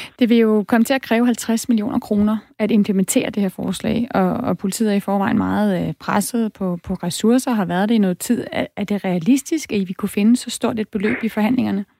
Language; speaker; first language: Danish; native; Danish